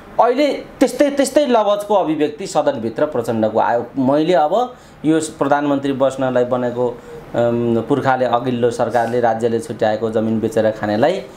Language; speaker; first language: Nepali; native; Nepali